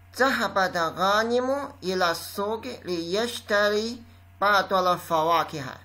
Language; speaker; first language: Arabic; non-native, learner; Chinese